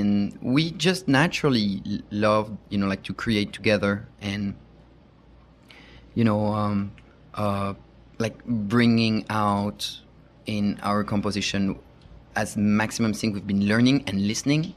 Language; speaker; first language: English; non-native, fluent; French